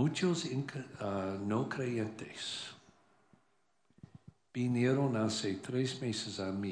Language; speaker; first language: Spanish; non-native, learner; English